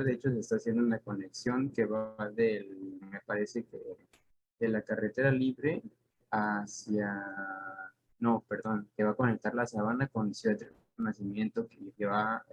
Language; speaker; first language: Spanish; native; Spanish